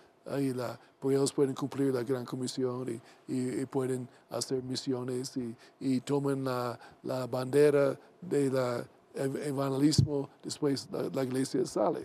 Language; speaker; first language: Spanish; non-native, learner; English